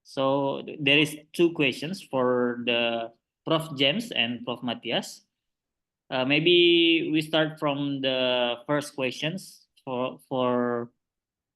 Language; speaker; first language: English; non-native, learner; Indonesian